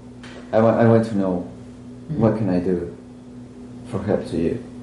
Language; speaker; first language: English; non-native, learner; Spanish